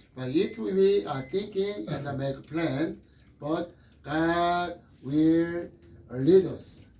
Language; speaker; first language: English; non-native, learner; Korean